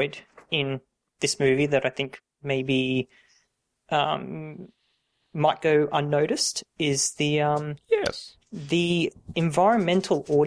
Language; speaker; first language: English; native; English